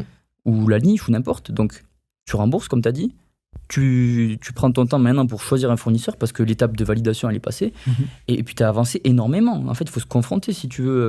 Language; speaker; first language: French; native; French